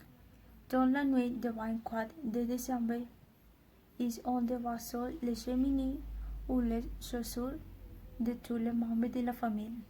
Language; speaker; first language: French; non-native, learner; Spanish